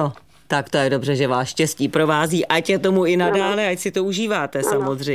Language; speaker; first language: Czech; native; Czech